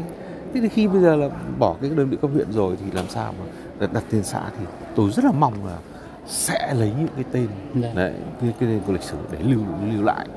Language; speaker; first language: Vietnamese; native; Vietnamese